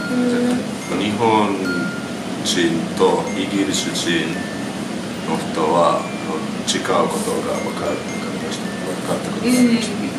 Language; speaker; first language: Japanese; non-native, learner; Finnish